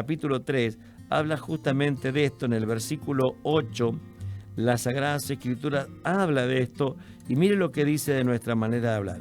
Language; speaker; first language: Spanish; native; Spanish